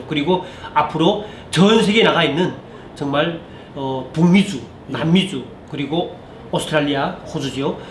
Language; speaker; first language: Korean; native; Korean